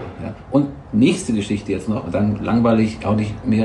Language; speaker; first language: German; native; German